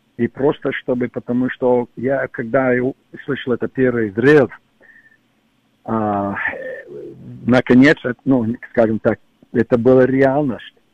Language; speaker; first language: Russian; non-native, fluent; English